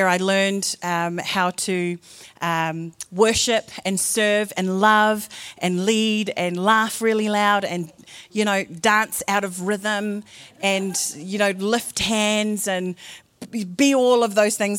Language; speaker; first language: English; native; English